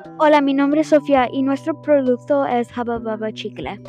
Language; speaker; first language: Spanish; non-native, learner; English